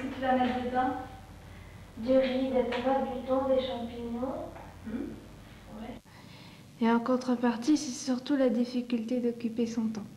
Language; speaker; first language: French; native; French